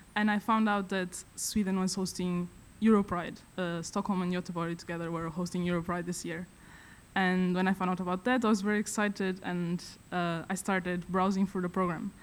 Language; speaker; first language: English; non-native, fluent; Portuguese